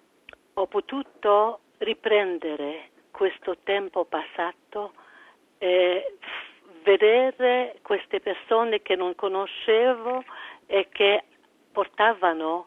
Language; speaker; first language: Italian; early bilingual, heritage; French